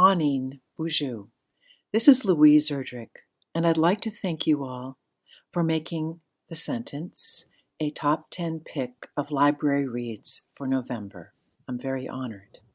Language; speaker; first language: English; native; English